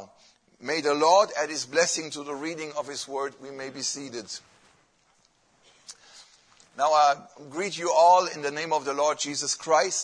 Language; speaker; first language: English; non-native, fluent; German